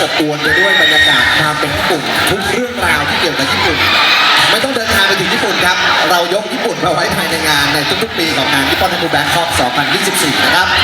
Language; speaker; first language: Thai; native; Thai